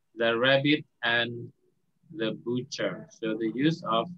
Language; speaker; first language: English; non-native, fluent; Indonesian